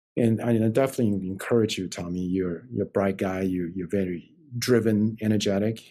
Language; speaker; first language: English; non-native, fluent; Chinese